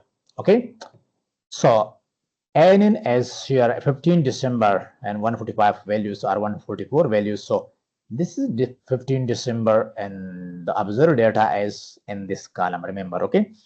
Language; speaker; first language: English; non-native, fluent; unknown